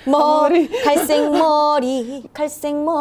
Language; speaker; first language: Korean; native; Korean